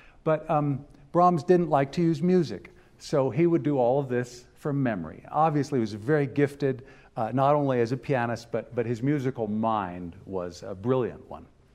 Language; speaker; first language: English; native; English